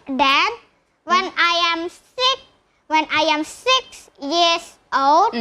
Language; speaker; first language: English; non-native, learner; Indonesian